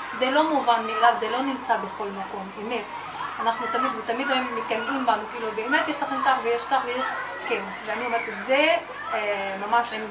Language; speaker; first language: Hebrew; non-native, local second language; Arabic